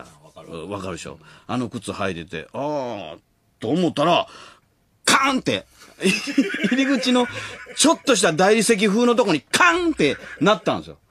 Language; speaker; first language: Japanese; native; Japanese